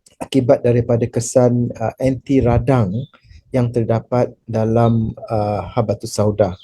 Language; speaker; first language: Malay; native; Malay